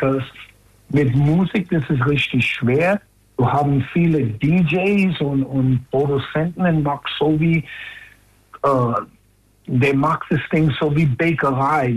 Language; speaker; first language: German; non-native, learner; English